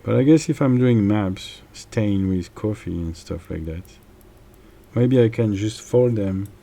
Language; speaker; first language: English; non-native, fluent; French